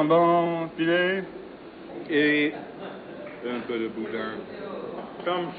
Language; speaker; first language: French; non-native, fluent; English